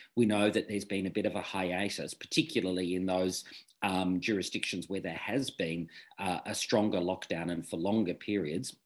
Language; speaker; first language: English; native; English